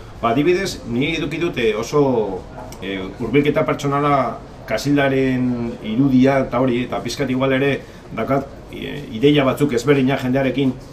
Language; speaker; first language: Basque; non-native, local second language; Spanish